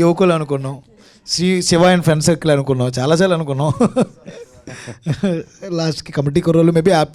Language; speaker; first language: Telugu; native; Telugu